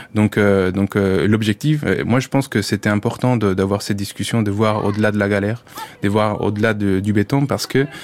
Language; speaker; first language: French; non-native, fluent; Spanish